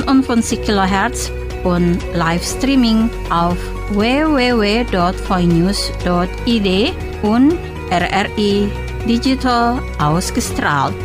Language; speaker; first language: German; non-native, fluent; Indonesian